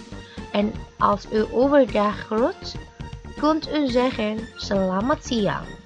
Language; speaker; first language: Dutch; non-native, fluent; Indonesian